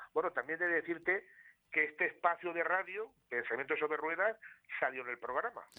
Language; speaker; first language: Spanish; native; Spanish